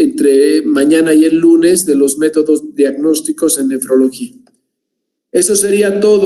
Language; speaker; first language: Spanish; native; Spanish